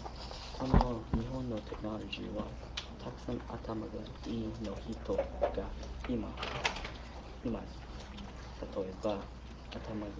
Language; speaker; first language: Japanese; non-native, learner; English